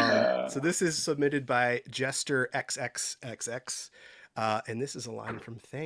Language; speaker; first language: English; native; English